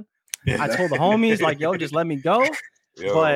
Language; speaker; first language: English; native; English